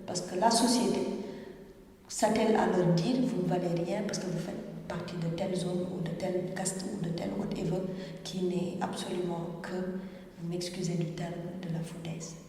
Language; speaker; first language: French; non-native, local second language; Wolof